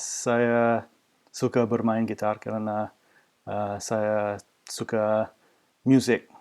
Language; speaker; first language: Indonesian; non-native, fluent; English